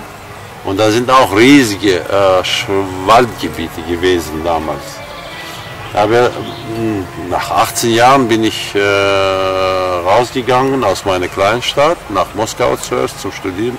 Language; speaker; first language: German; non-native, fluent; Armenian